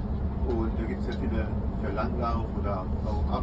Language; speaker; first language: German; native; German